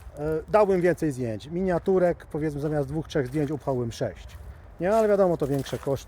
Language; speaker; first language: Polish; native; Polish